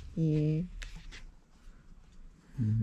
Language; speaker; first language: Korean; non-native, learner; Filipino